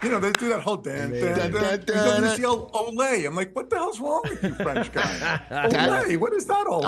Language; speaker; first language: English; native; English